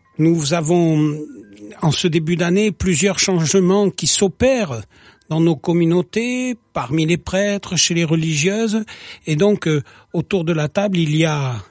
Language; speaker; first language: French; native; French